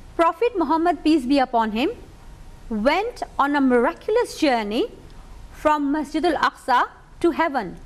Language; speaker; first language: English; non-native, local second language; Urdu